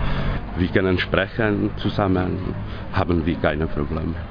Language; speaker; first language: German; non-native, learner; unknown